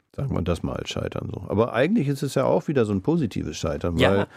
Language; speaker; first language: German; native; German